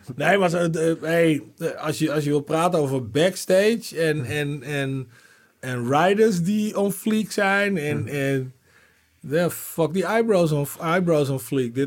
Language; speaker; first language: Dutch; native; Dutch